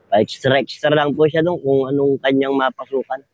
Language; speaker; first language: Filipino; native; Filipino